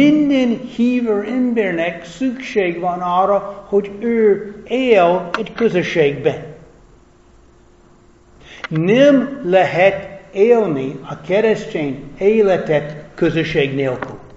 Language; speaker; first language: Hungarian; non-native, fluent; English